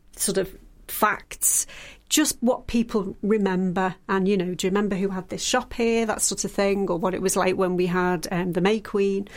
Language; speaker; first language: English; native; English